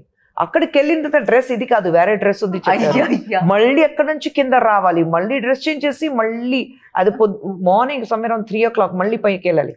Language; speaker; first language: Telugu; non-native, fluent; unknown